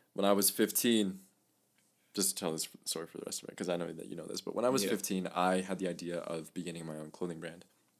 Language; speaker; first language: English; early bilingual, other home language; Spanish